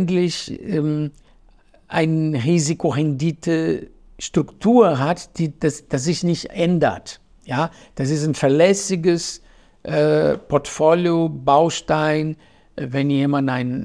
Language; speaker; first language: German; non-native, fluent; Portuguese